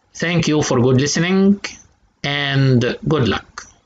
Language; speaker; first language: English; non-native, fluent; Arabic